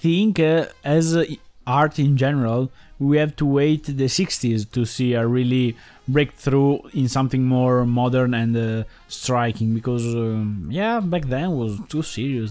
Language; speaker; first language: English; non-native, fluent; Italian